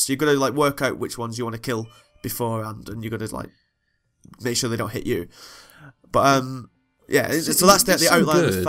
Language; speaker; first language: English; native; English